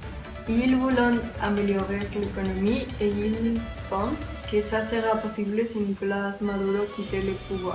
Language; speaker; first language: French; non-native, learner; Spanish